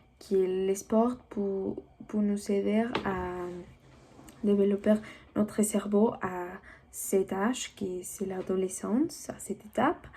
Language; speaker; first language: French; non-native, learner; Spanish